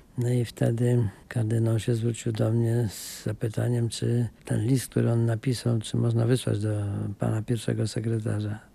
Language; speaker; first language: Polish; native; Polish